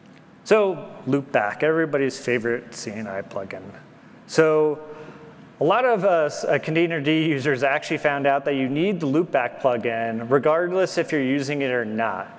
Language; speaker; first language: English; native; English